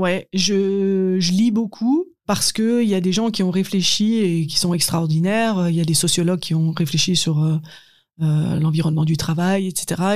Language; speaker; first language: French; native; French